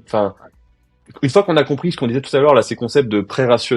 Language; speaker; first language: French; native; French